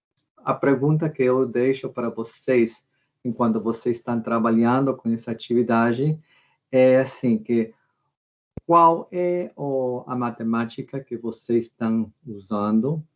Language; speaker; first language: Portuguese; non-native, fluent; Spanish